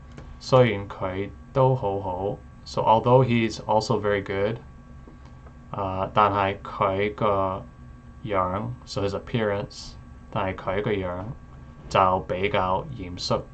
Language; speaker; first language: Cantonese; non-native, learner; English